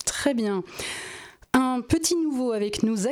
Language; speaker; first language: French; native; French